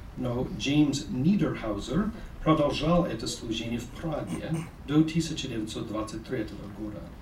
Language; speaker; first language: Russian; non-native, fluent; English